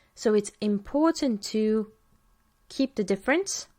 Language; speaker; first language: English; non-native, fluent; Estonian